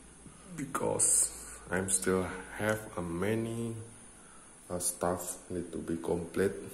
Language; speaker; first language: English; non-native, learner; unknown